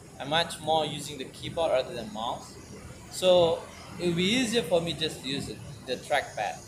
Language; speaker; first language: English; non-native, learner; Malay